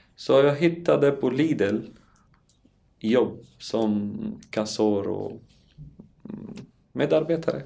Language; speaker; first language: Swedish; non-native, learner; Arabic